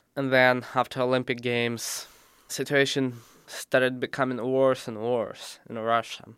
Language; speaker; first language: English; non-native, fluent; Russian